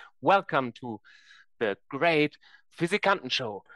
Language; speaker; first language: English; non-native, fluent; German